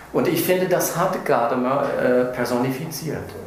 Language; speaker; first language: German; non-native, fluent; English